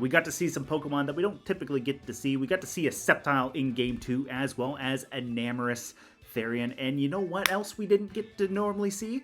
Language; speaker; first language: English; native; English